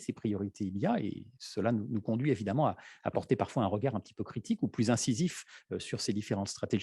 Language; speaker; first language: French; native; French